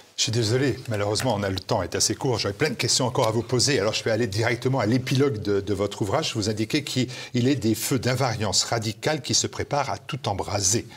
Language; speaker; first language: French; native; French